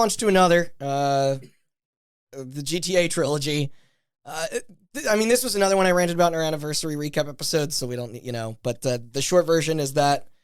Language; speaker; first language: English; native; English